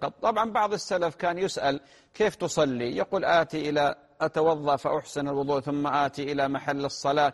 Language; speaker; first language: Arabic; native; Arabic